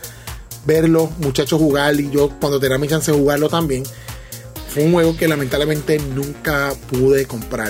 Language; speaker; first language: Spanish; native; Spanish